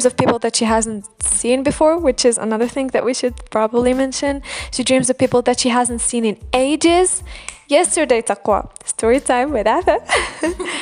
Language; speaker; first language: English; non-native, fluent; Arabic